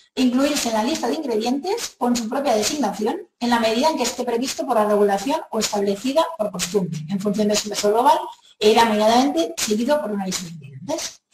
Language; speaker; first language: Spanish; non-native, local second language; Catalan